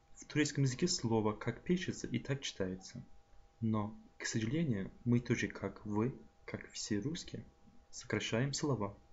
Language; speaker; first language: Russian; non-native, fluent; Turkish